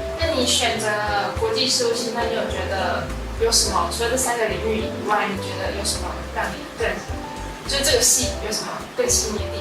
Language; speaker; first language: Chinese; native; Chinese